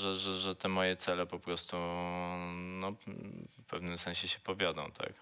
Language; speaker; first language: Polish; native; Polish